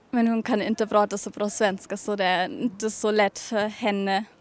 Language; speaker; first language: Swedish; non-native, fluent; German